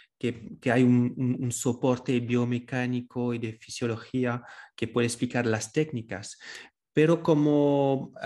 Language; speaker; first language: Spanish; non-native, fluent; French